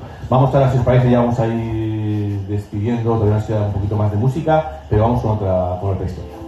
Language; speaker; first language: Spanish; native; Spanish